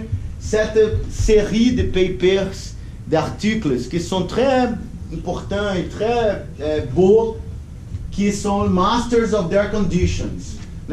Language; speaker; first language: French; non-native, learner; Portuguese